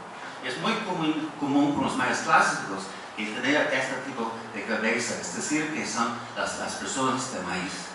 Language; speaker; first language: Spanish; non-native, fluent; English